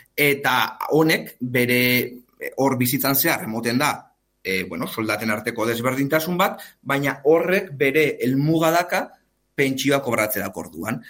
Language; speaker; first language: Basque; native; Basque